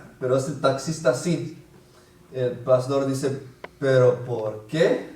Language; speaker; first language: Spanish; non-native, fluent; English